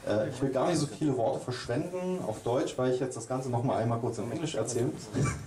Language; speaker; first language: German; native; German